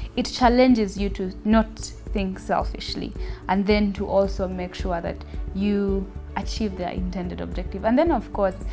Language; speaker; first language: English; non-native, local second language; Ganda